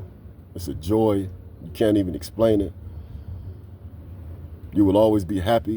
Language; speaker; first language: English; native; English